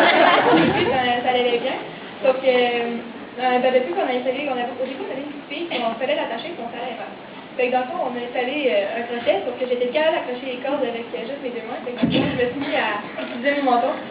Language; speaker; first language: French; native; French